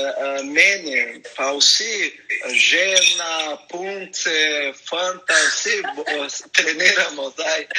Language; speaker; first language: Slovenian; non-native, learner; Portuguese